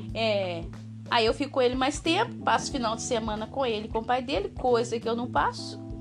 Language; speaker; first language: Portuguese; native; Portuguese